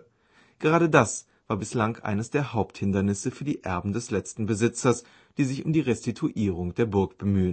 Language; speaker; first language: German; native; German